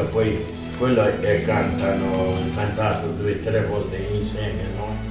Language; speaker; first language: Italian; non-native, fluent; Tibetan